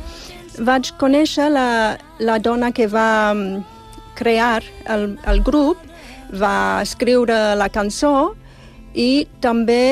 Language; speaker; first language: Catalan; non-native, fluent; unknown